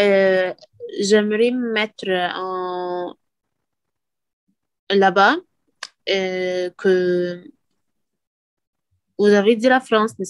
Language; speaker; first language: French; non-native, learner; Arabic